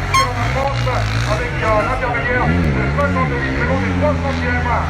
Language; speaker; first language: French; native; French